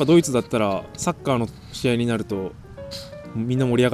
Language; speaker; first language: Japanese; native; Japanese